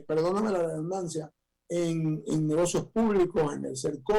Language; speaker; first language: Spanish; native; Spanish